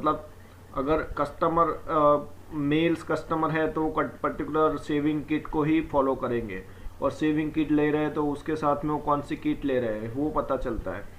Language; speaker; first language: Hindi; non-native, local second language; Gujarati